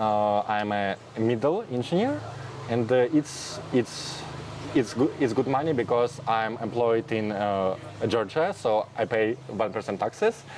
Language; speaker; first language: English; non-native, fluent; Russian